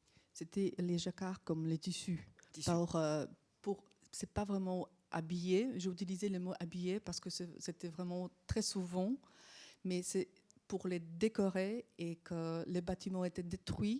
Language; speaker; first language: French; non-native, fluent; Polish